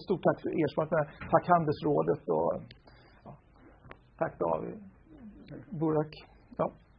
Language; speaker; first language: Swedish; native; Swedish